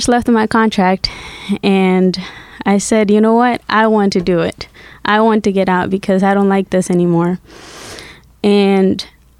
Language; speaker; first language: English; non-native, fluent; Spanish